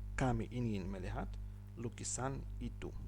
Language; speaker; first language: Indonesian; non-native, learner; Ukrainian